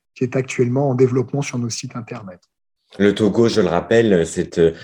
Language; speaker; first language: French; native; French